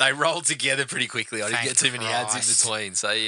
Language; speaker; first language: English; native; English